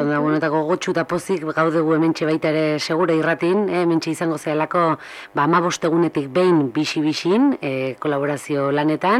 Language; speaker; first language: Basque; native; Basque